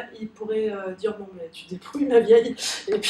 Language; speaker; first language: French; native; French